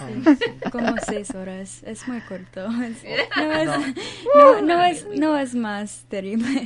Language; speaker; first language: Spanish; non-native, learner; English